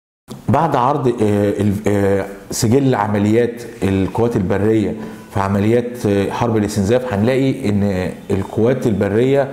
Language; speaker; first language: Arabic; native; Arabic